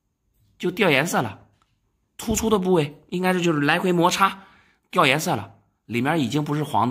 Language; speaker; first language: Chinese; native; Chinese